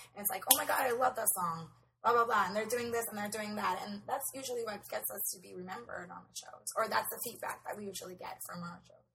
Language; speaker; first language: English; non-native, local second language; Spanish